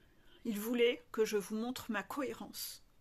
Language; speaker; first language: French; native; French